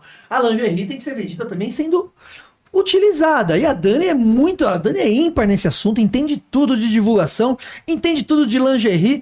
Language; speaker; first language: Portuguese; native; Portuguese